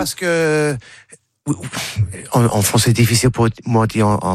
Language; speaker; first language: French; non-native, learner; English